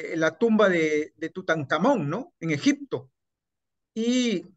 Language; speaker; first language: Spanish; native; Spanish